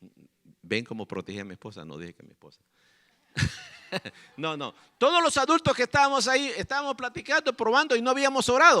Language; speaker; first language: Spanish; native; Spanish